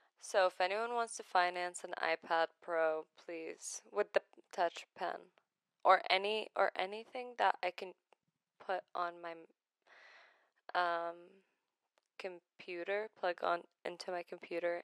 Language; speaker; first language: English; non-native, fluent; Arabic